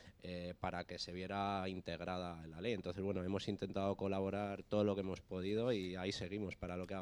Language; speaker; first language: Spanish; native; Spanish